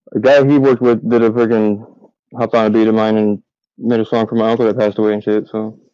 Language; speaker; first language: English; native; English